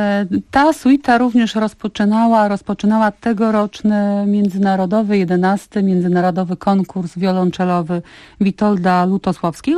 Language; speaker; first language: Polish; native; Polish